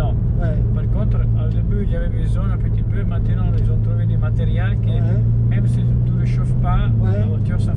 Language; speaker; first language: French; non-native, fluent; Italian